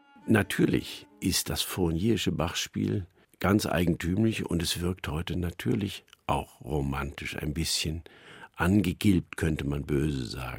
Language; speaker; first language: German; native; German